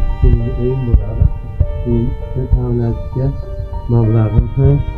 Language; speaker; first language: Turkish; non-native, learner; Uzbek